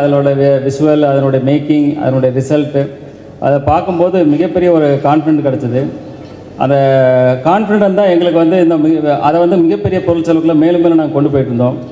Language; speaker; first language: Tamil; native; Tamil